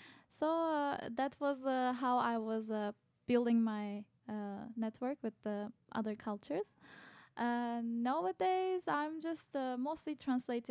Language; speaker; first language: English; non-native, fluent; Turkish